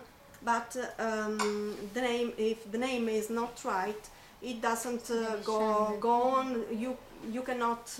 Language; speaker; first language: English; non-native, fluent; Italian